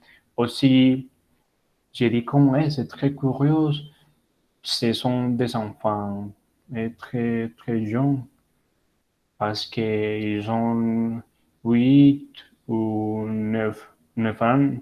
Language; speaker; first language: French; non-native, learner; Spanish